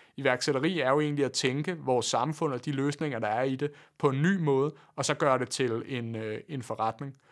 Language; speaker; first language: Danish; native; Danish